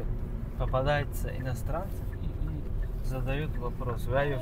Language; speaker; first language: Russian; non-native, local second language; Tajik